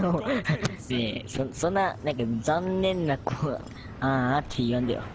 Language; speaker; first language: Japanese; native; Japanese